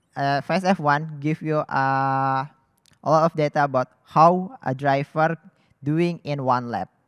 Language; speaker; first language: English; non-native, fluent; Indonesian